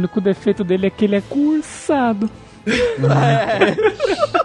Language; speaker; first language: Portuguese; native; Portuguese